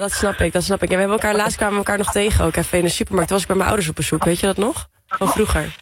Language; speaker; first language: Dutch; native; Dutch